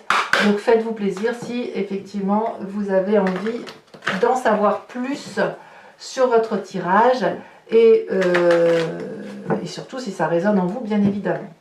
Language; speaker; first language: French; native; French